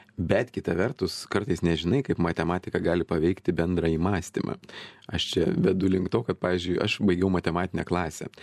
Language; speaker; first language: Lithuanian; native; Lithuanian